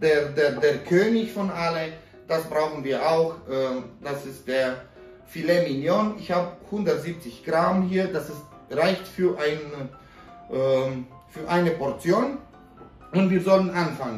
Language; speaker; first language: German; non-native, fluent; Romanian